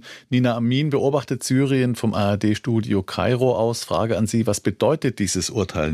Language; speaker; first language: German; native; German